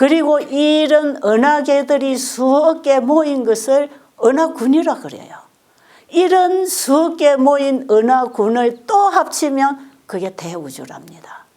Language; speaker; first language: Korean; native; Korean